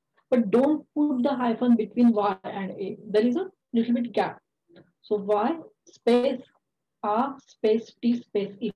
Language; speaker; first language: English; non-native, local second language; Marathi